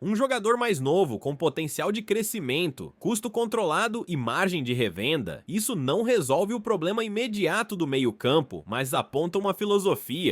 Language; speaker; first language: Portuguese; native; Portuguese